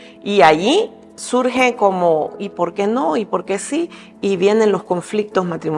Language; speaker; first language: Spanish; native; Spanish